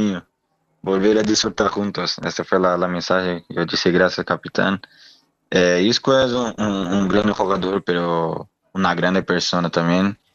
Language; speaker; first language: Spanish; non-native, learner; Portuguese